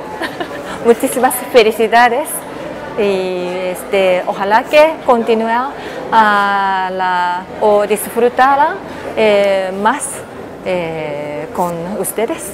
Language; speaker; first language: Spanish; non-native, learner; Japanese